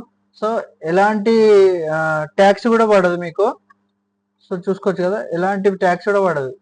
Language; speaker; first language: Telugu; native; Telugu